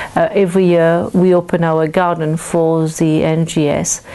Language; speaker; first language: English; non-native, fluent; French